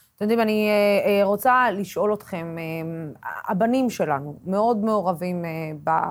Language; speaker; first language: Hebrew; non-native, local second language; Arabic